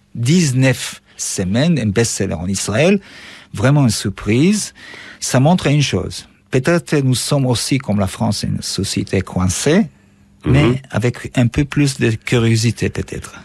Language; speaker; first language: French; non-native, fluent; Hebrew